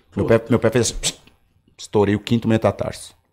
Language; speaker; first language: Portuguese; native; Portuguese